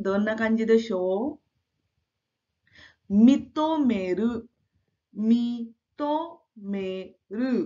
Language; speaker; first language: Japanese; non-native, fluent; Marathi